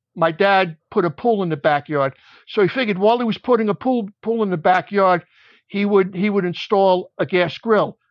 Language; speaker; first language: English; native; English